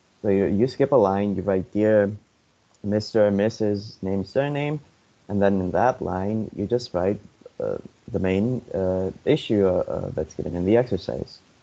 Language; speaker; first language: English; non-native, fluent; Lithuanian